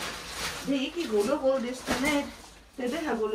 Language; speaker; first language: Danish; non-native, learner; Filipino